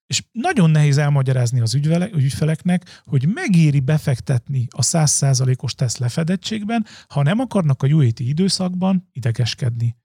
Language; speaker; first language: Hungarian; native; Hungarian